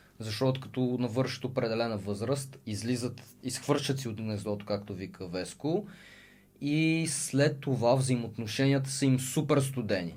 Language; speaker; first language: Bulgarian; early bilingual, other home language; Russian